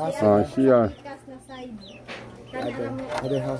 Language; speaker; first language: Filipino; non-native, learner; Korean